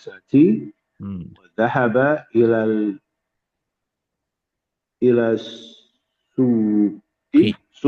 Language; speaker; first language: Arabic; non-native, learner; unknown